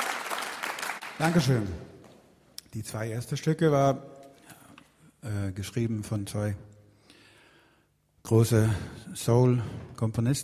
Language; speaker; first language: German; non-native, learner; Swedish